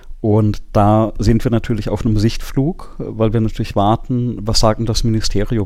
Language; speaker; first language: German; native; German